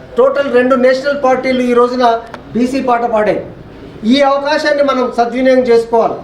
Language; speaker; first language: Telugu; native; Telugu